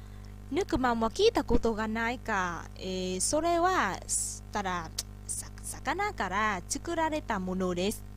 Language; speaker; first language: Japanese; non-native, learner; Vietnamese